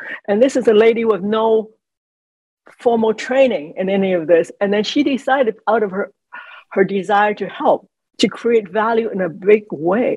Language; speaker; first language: English; non-native, local second language; Cantonese